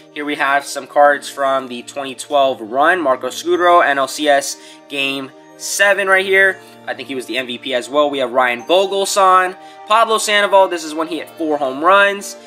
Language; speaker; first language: English; native; English